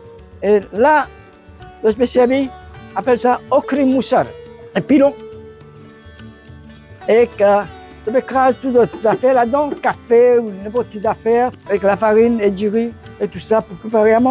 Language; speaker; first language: French; non-native, local second language; Morisyen